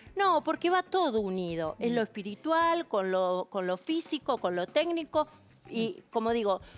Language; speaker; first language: Spanish; native; Spanish